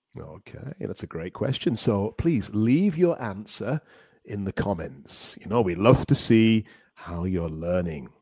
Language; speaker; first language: English; native; English